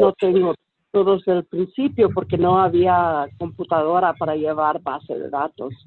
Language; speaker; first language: Spanish; early bilingual, heritage; Spanish